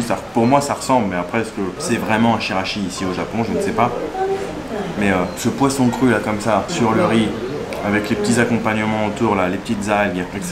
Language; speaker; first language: French; native; French